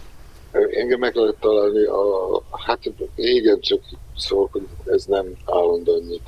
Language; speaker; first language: Hungarian; non-native, fluent; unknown